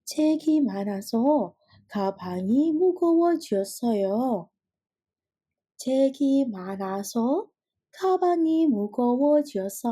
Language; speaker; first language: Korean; non-native, fluent; Indonesian